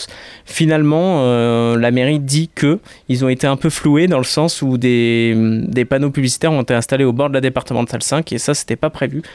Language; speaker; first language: French; native; French